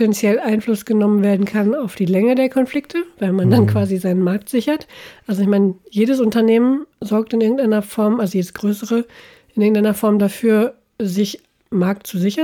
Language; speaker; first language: German; native; German